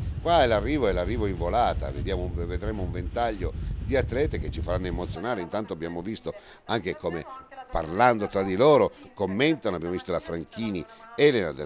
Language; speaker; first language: Italian; native; Italian